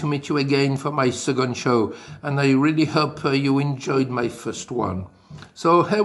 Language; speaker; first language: English; non-native, fluent; French